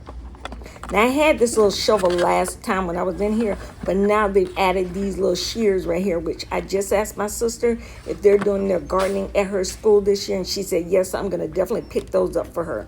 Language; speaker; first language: English; native; English